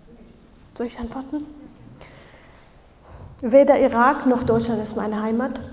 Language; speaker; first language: German; non-native, fluent; Kurdish